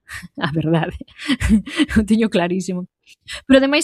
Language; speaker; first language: Galician; native; Galician